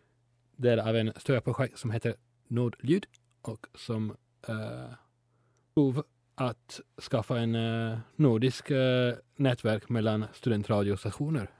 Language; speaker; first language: Swedish; non-native, learner; Italian